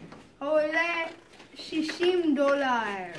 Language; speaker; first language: Hebrew; non-native, learner; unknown